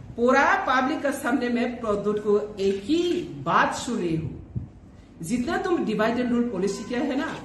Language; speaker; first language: Hindi; non-native, local second language; Bangla